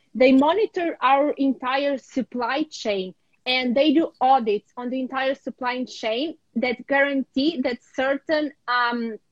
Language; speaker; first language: English; non-native, fluent; Ukrainian